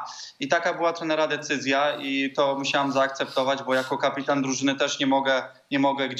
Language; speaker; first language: Polish; early bilingual, heritage; Polish